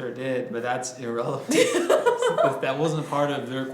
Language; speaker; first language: English; native; English